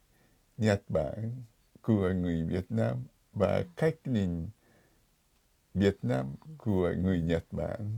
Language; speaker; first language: Vietnamese; non-native, fluent; Japanese